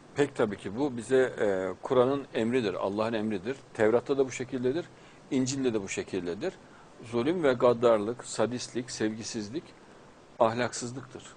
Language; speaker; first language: Turkish; native; Turkish